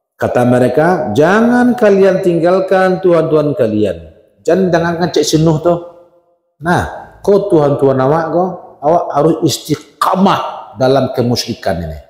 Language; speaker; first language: Malay; non-native, local second language; Minangkabau